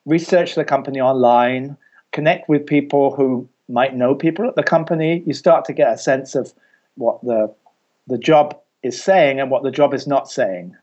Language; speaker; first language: English; native; English